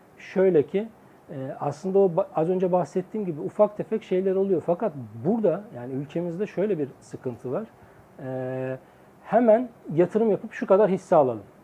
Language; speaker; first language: Turkish; native; Turkish